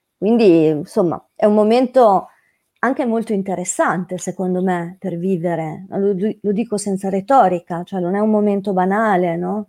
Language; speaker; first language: Italian; native; Italian